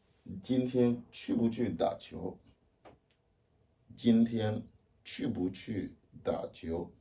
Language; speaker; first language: Chinese; non-native, learner; French